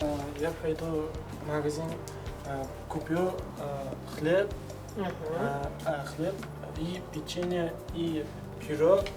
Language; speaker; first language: Russian; non-native, learner; Kazakh